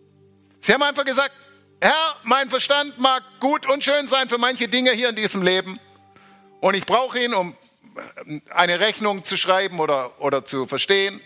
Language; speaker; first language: German; native; German